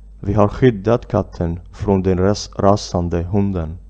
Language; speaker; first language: Swedish; non-native, fluent; Arabic